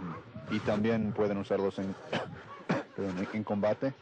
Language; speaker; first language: Spanish; non-native, fluent; English